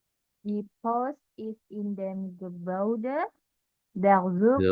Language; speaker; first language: German; non-native, learner; Indonesian